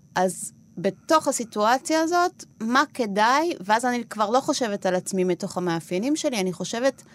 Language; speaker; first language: Hebrew; non-native, fluent; Spanish